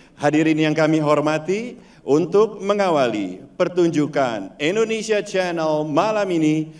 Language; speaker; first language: Indonesian; native; Indonesian